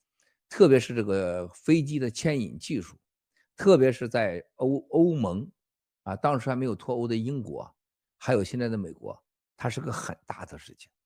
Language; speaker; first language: Chinese; native; Chinese